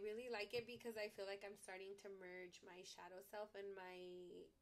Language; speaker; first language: English; native; English